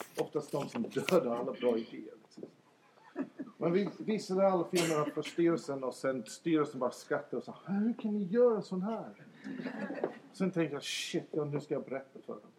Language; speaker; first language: Swedish; non-native, fluent; English